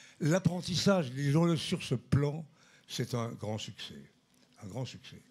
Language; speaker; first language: French; native; French